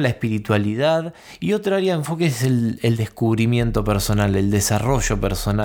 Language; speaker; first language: Spanish; native; Spanish